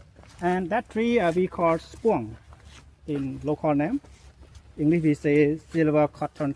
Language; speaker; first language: English; non-native, local second language; Khmer